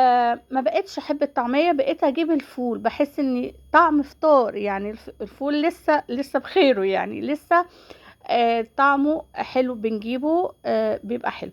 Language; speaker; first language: Arabic; native; Arabic